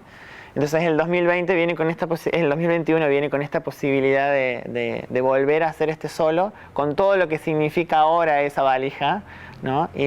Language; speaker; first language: Spanish; native; Spanish